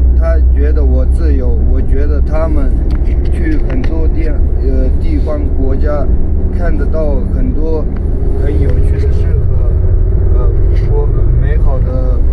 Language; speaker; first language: Chinese; non-native, local second language; Tibetan